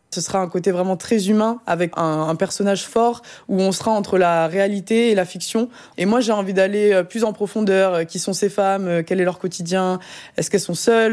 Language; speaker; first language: French; native; French